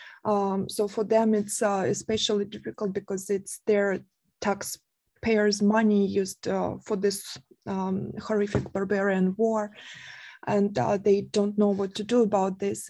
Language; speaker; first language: English; non-native, fluent; Russian